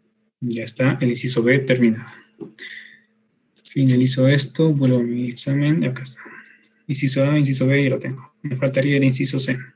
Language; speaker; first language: Spanish; native; Spanish